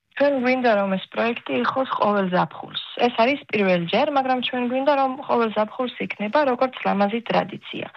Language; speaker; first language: Georgian; early bilingual, heritage; Hebrew